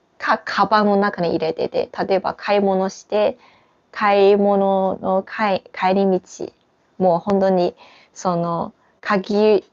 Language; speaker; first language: Japanese; non-native, fluent; Chinese